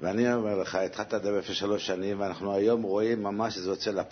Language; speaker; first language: Hebrew; native; Hebrew